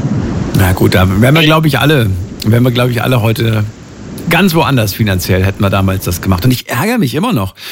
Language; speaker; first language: German; native; German